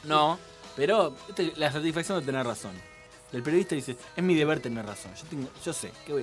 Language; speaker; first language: Spanish; native; Spanish